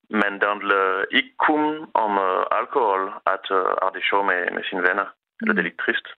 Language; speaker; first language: Danish; non-native, learner; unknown